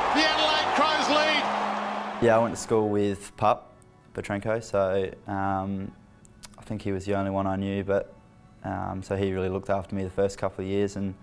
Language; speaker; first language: English; native; English